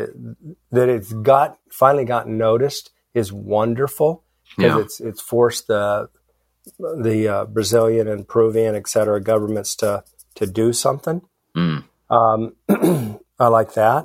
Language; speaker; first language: English; native; English